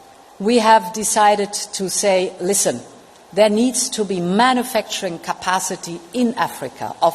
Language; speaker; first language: English; non-native, fluent; German